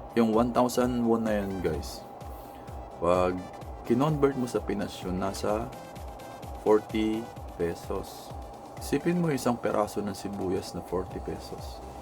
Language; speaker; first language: Filipino; non-native, local second language; Iloko